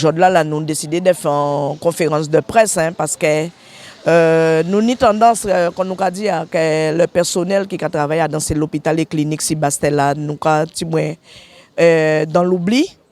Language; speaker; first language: French; non-native, local second language; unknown